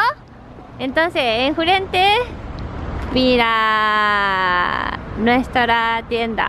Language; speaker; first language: Spanish; non-native, learner; Japanese